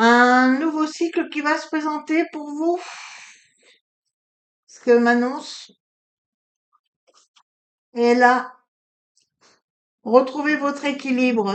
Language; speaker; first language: French; native; French